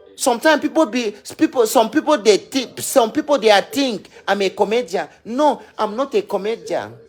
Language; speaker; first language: English; non-native, local second language; French